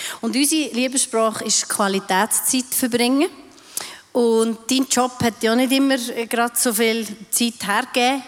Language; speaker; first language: German; native; German